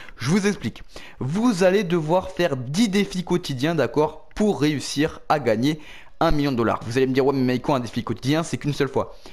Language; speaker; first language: French; native; French